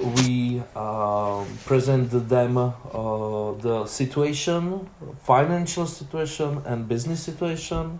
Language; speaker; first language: English; non-native, learner; Czech